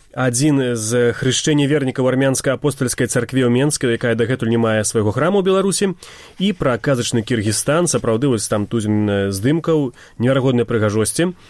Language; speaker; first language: Belarusian; native; Belarusian